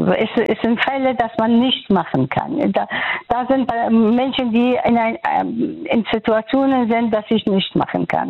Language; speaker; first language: German; non-native, fluent; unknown